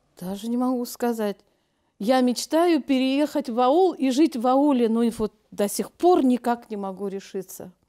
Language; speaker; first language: Russian; non-native, local second language; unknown